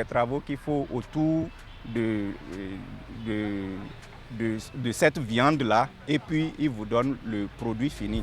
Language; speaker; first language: French; non-native, local second language; Fula